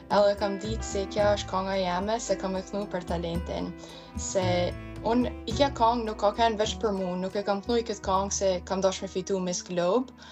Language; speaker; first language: Albanian; early bilingual, heritage; Albanian